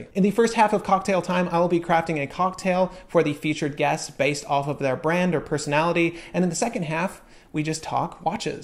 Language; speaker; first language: English; native; English